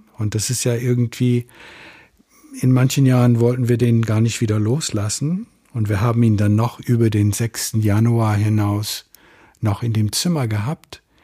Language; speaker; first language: German; non-native, fluent; English